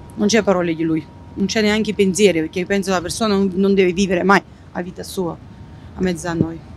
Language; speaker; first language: Italian; non-native, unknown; Ukrainian